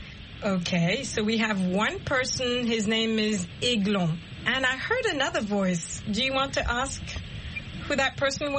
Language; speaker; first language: English; non-native, fluent; French